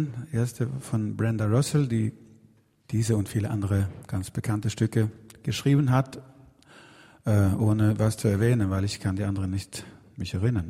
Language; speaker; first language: German; non-native, fluent; Swedish